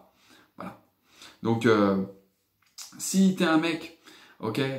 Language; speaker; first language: French; native; French